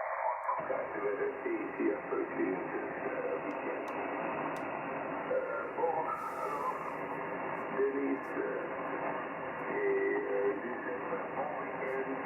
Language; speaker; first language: French; non-native, local second language; German